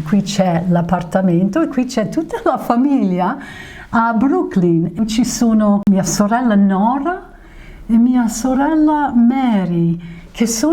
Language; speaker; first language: Italian; early bilingual, heritage; Italian